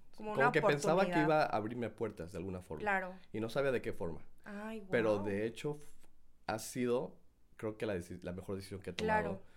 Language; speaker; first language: Spanish; native; Spanish